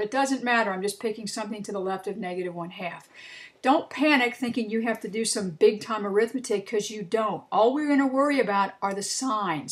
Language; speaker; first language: English; native; English